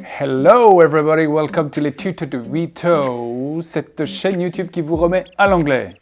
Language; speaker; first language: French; native; French